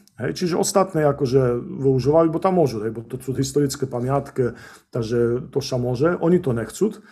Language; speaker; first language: Slovak; non-native, local second language; Rusyn